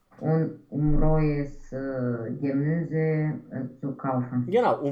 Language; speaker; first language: German; non-native, learner; Romanian